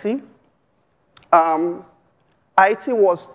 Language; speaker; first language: English; non-native, local second language; Yoruba